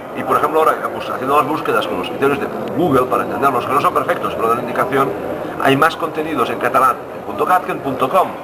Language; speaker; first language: Spanish; non-native, local second language; Catalan